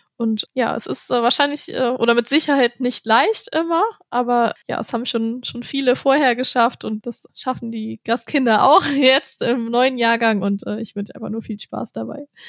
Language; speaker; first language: German; native; German